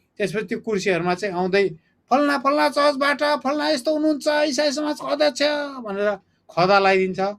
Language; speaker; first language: Nepali; native; Nepali